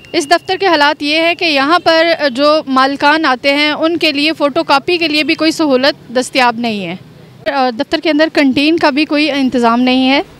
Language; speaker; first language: Urdu; native; Urdu